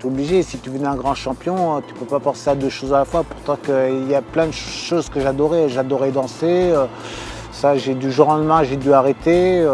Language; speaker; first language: French; native; French